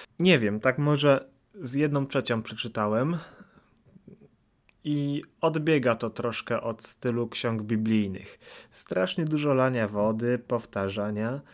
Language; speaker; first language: Polish; native; Polish